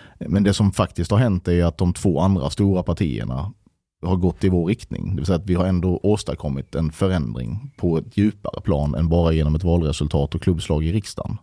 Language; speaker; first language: Swedish; native; Swedish